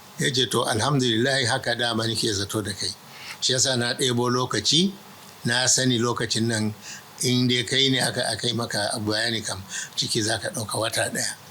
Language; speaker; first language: Hausa; non-native, local second language; Arabic